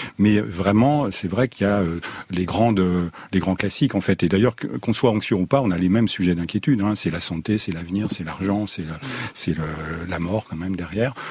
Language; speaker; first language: French; native; French